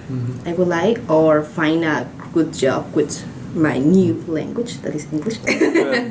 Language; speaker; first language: English; non-native, learner; Spanish